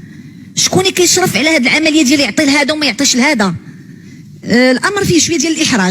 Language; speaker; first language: Arabic; native; Arabic